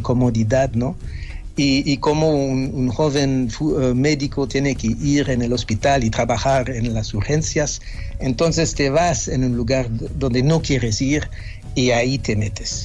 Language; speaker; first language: Spanish; non-native, fluent; French